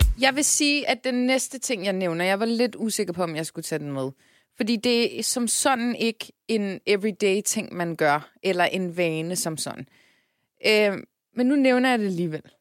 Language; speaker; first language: Danish; early bilingual, other home language; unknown